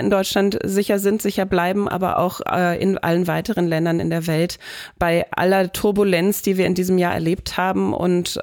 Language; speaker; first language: German; native; German